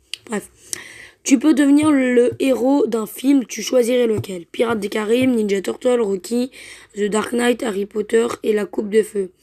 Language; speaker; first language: French; native; French